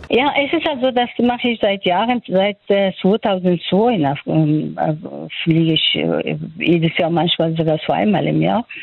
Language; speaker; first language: German; non-native, fluent; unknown